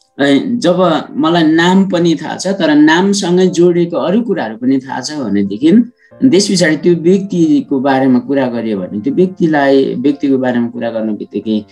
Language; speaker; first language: Nepali; non-native, local second language; Sherpa